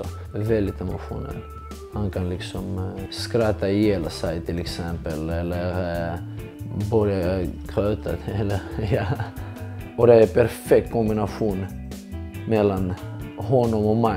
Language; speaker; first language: Swedish; early bilingual, other home language; Georgian